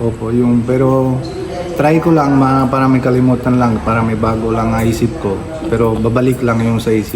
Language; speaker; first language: Filipino; non-native, learner; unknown